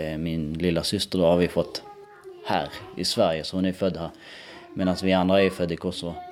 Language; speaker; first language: Swedish; early bilingual, other home language; Albanian